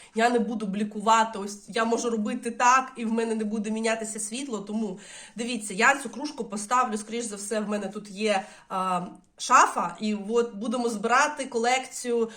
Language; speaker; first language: Ukrainian; non-native, local second language; Russian